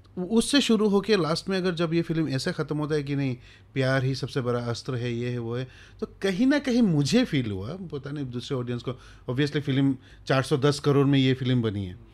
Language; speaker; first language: Hindi; non-native, local second language; Bangla